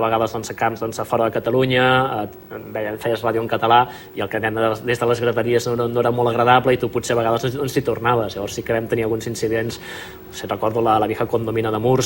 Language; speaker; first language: Catalan; native; Catalan